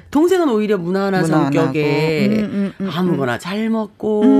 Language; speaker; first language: Korean; native; Korean